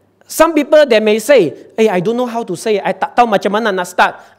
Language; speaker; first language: English; non-native, local second language; Chinese